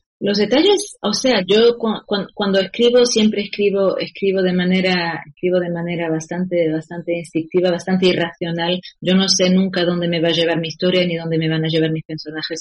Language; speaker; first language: Spanish; non-native, fluent; Arabic